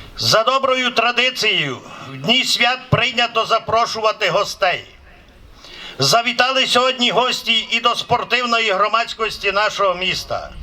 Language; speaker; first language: Ukrainian; native; Ukrainian